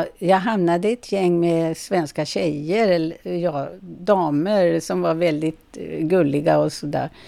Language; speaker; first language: Swedish; native; Swedish